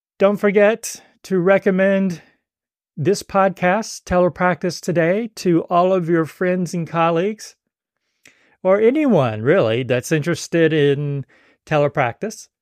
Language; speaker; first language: English; native; English